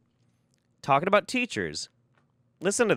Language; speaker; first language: English; native; English